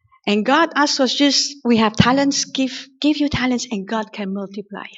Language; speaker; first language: English; non-native, fluent; German